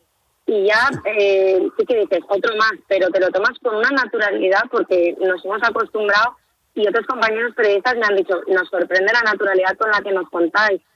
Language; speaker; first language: Spanish; native; Spanish